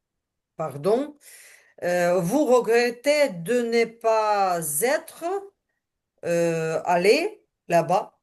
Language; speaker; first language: French; non-native, learner; Ukrainian